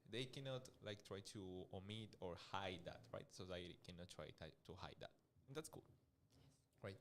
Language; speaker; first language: English; non-native, fluent; Spanish